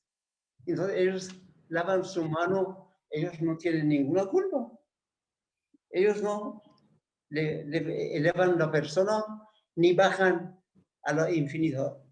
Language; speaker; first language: Spanish; non-native, fluent; Persian